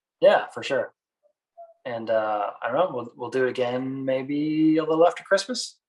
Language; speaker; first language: English; native; English